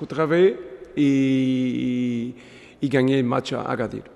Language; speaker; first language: French; non-native, fluent; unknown